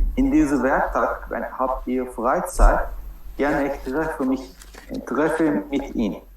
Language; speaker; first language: German; non-native, learner; Turkish